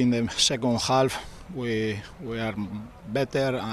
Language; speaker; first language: English; non-native, learner; Spanish